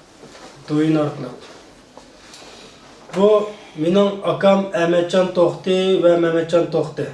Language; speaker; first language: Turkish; non-native, learner; Uyghur